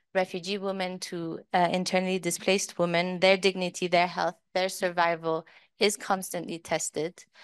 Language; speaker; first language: English; early bilingual, other home language; Persian